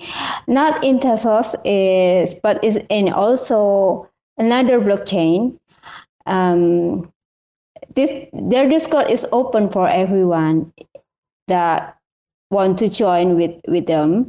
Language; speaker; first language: English; non-native, learner; Indonesian